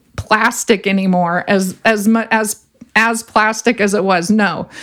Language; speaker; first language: English; native; English